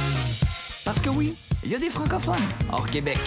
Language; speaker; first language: French; native; French